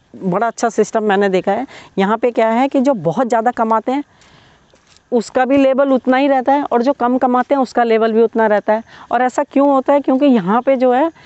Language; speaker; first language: Hindi; native; Hindi